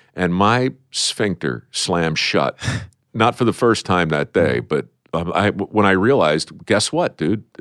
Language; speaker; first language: English; native; English